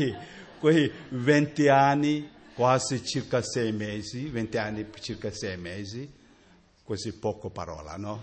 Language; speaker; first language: Italian; non-native, learner; Tibetan